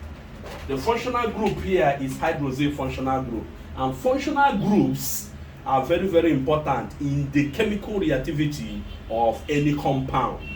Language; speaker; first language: English; non-native, local second language; Igbo